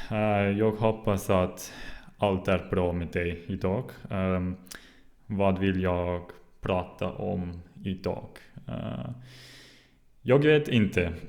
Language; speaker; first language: Swedish; non-native, learner; German